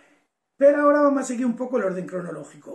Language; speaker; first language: Spanish; native; Spanish